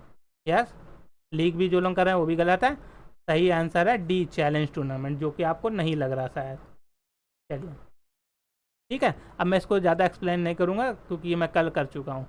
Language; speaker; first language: Hindi; native; Hindi